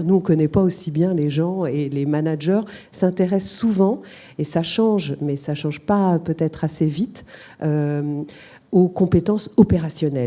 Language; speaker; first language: French; native; French